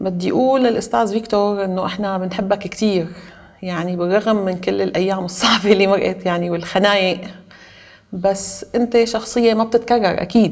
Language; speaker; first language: Arabic; native; Arabic